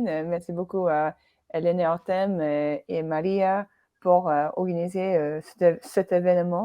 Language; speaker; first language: French; non-native, fluent; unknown